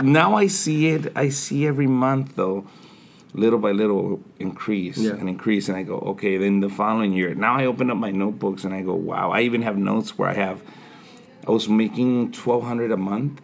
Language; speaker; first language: English; early bilingual, other home language; Spanish